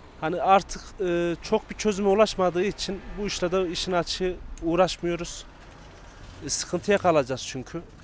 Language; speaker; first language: Turkish; native; Turkish